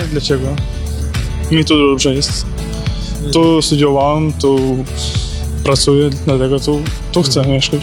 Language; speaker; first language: Polish; non-native, learner; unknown